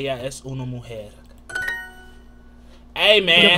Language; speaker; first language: Spanish; non-native, learner; English